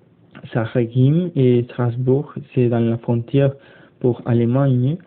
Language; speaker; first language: French; non-native, learner; Spanish